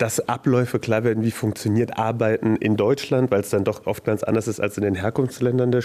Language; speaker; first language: German; native; German